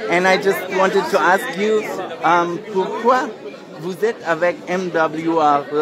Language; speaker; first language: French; non-native, learner; German